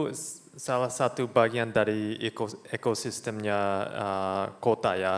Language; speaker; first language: Indonesian; non-native, fluent; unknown